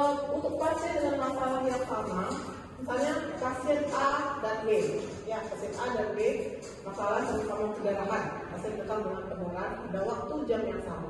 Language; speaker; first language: Indonesian; native; Indonesian